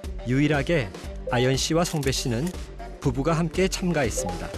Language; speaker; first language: Korean; native; Korean